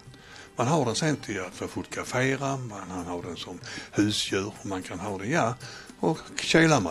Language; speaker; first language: Swedish; native; Swedish